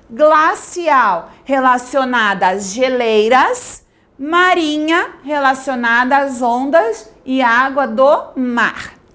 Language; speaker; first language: Portuguese; native; Portuguese